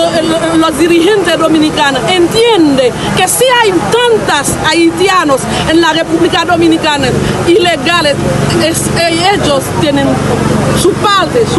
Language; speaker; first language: Spanish; non-native, fluent; Haitian Creole